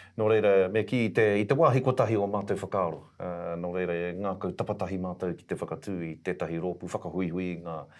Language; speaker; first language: Māori; non-native, local second language; English